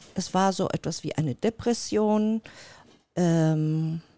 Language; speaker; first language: German; native; German